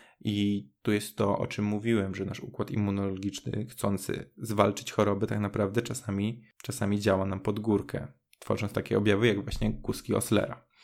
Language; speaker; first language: Polish; native; Polish